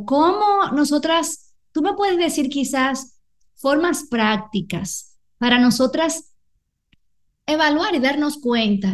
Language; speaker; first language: Spanish; native; Spanish